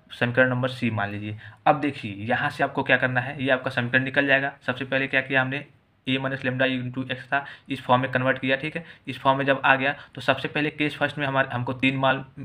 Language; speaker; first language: Hindi; native; Hindi